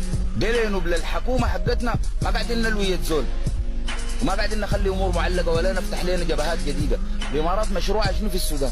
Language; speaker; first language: Arabic; native; Arabic